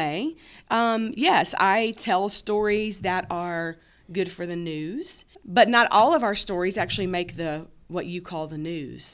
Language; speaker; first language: English; native; English